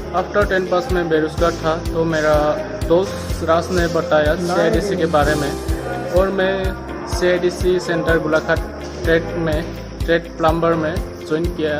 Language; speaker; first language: Hindi; non-native, local second language; Assamese